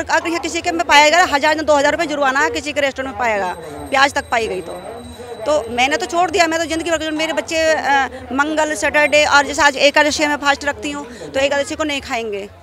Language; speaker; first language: Hindi; native; Hindi